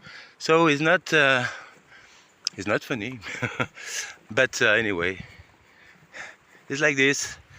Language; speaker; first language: English; non-native, learner; French